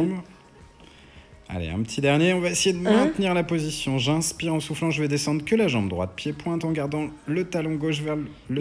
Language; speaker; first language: French; native; French